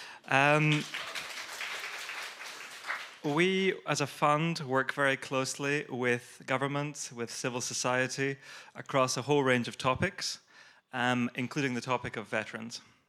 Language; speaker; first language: English; native; English